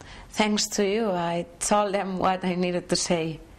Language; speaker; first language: English; non-native, fluent; Spanish